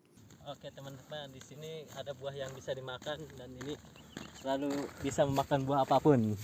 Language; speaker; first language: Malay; non-native, local second language; Sundanese